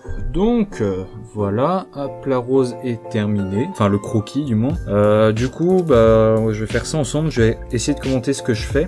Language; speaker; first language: French; native; French